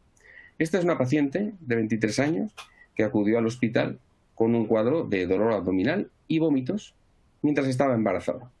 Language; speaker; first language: Spanish; native; Spanish